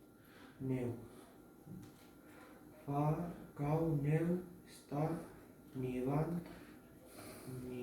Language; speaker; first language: Catalan; non-native, learner; Arabic